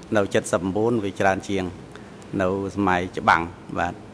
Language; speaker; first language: Khmer; non-native, local second language; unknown